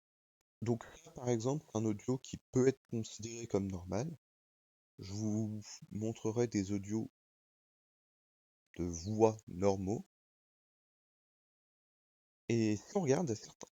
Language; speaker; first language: French; native; French